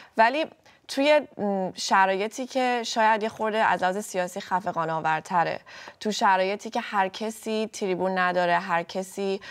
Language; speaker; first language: Persian; native; Persian